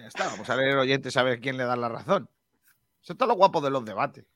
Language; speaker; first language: Spanish; native; Spanish